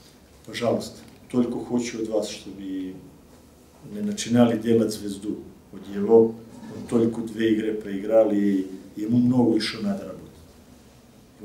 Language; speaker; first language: Russian; non-native, learner; Serbian